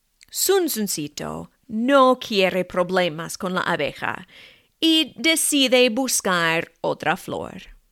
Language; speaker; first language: Spanish; non-native, fluent; English